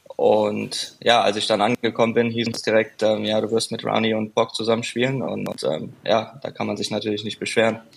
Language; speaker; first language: German; native; German